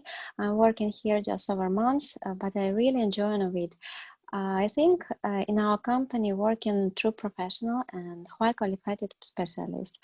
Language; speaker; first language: English; non-native, learner; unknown